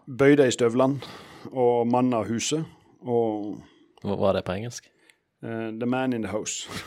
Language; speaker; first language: Norwegian; native; Norwegian